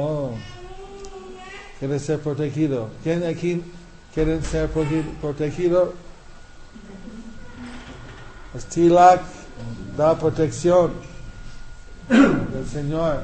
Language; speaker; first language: Spanish; non-native, fluent; English